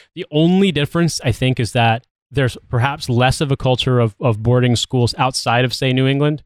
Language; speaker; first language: English; native; English